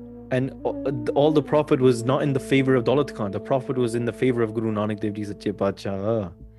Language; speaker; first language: English; early bilingual, other home language; Punjabi